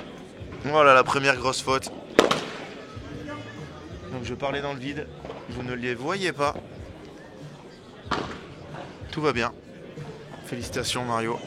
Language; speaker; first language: French; native; French